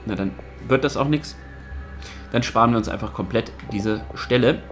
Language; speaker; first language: German; native; German